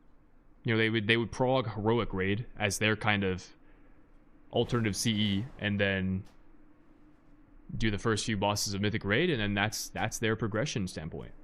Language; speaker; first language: English; native; English